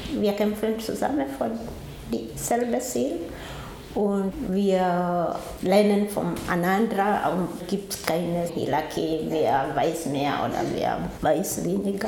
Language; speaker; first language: German; non-native, learner; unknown